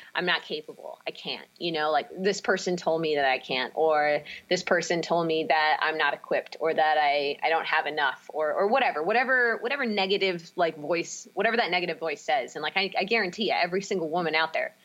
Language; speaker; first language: English; native; English